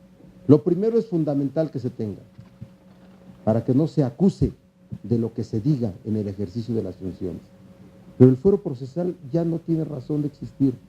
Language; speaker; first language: Spanish; native; Spanish